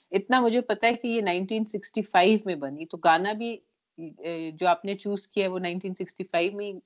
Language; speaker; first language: Urdu; native; Urdu